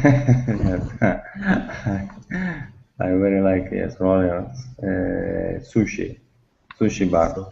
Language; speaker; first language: English; non-native, learner; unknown